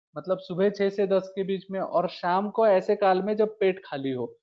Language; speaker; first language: Hindi; non-native, local second language; Marathi